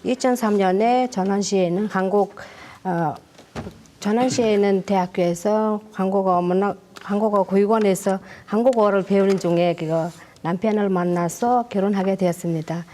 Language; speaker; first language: Korean; non-native, learner; Mongolian